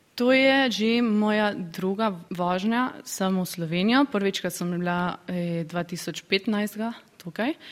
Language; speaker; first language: Slovenian; early bilingual, heritage; Spanish